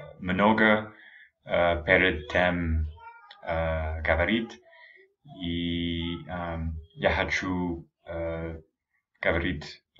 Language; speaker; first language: Russian; non-native, learner; English